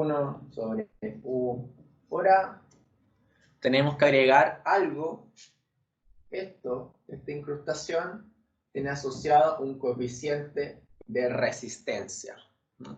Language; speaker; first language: Spanish; native; Spanish